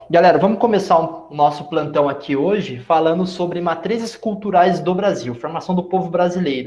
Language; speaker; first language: Portuguese; native; Portuguese